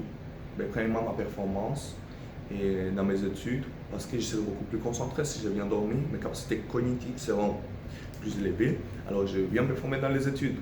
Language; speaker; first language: French; non-native, fluent; Spanish